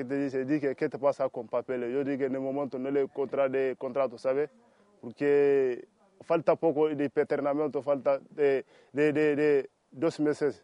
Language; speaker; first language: Spanish; non-native, learner; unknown